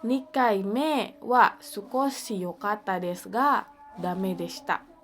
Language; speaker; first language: Japanese; non-native, learner; Indonesian